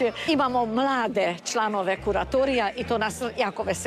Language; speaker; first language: Croatian; early bilingual, heritage; Croatian